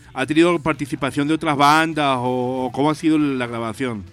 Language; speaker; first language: English; non-native, learner; Spanish